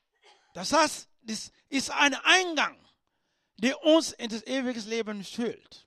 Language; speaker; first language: German; non-native, learner; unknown